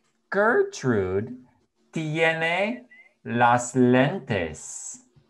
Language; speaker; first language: Spanish; non-native, fluent; English